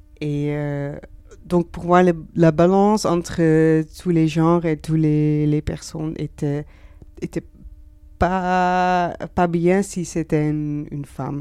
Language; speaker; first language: French; non-native, learner; Dutch